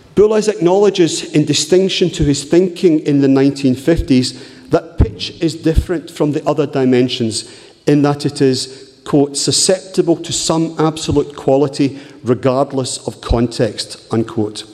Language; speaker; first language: English; native; English